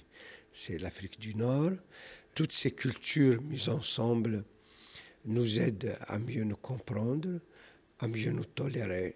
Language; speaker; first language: French; non-native, local second language; Kabyle